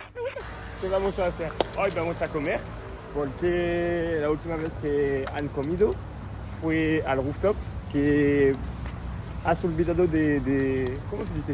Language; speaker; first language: Spanish; non-native, learner; French